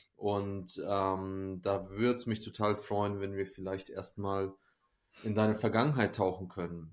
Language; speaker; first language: German; early bilingual, other home language; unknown